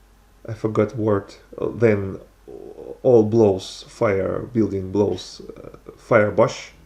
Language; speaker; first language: English; non-native, learner; Russian